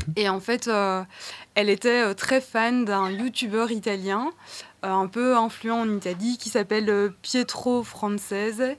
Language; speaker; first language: French; native; French